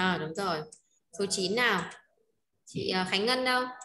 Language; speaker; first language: Vietnamese; native; Vietnamese